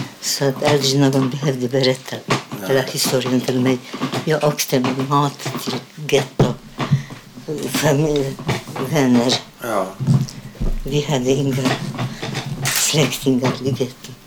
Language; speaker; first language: Swedish; non-native, fluent; Polish